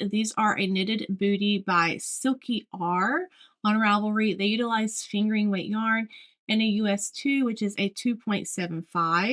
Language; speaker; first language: English; native; English